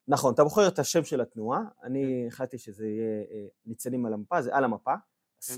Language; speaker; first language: Hebrew; native; Hebrew